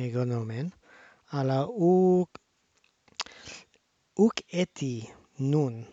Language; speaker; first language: Greek; non-native, learner; English